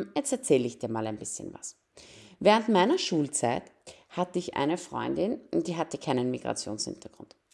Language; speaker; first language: German; early bilingual, other home language; Persian